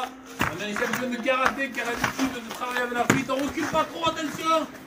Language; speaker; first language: French; native; French